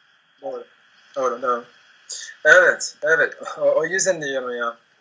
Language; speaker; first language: Turkish; non-native, learner; Spanish